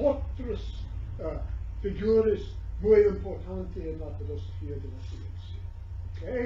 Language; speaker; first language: Spanish; non-native, learner; English